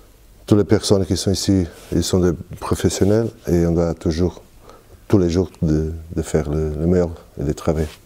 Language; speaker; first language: French; non-native, fluent; Portuguese